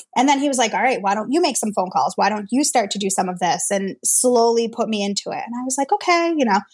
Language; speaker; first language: English; native; English